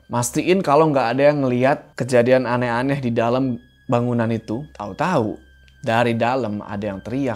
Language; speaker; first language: Indonesian; native; Indonesian